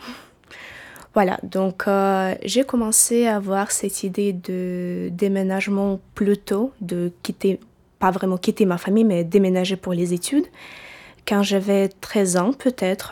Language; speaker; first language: French; non-native, fluent; Ukrainian